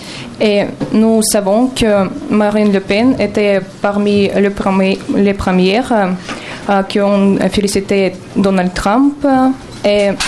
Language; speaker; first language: French; non-native, learner; Russian